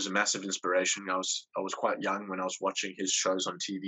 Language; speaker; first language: English; native; English